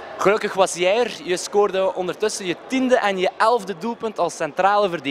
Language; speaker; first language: Dutch; native; Dutch